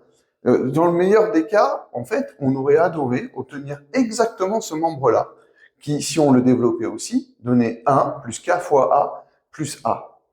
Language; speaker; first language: French; native; French